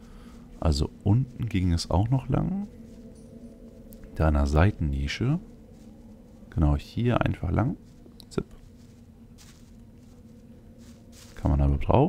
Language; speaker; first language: German; native; German